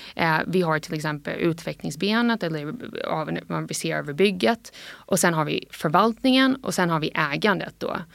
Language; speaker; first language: Swedish; non-native, fluent; English